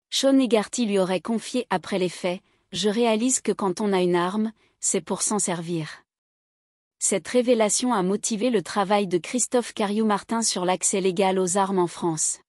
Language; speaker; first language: French; native; French